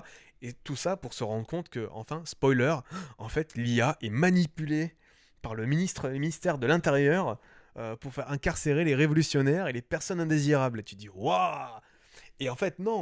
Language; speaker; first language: French; native; French